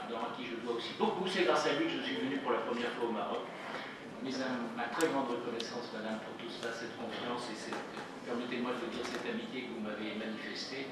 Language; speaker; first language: French; native; French